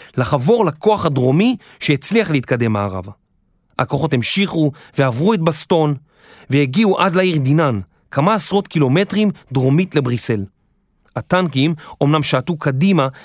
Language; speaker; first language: Hebrew; native; Hebrew